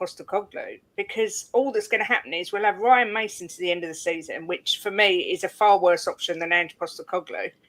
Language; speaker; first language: English; native; English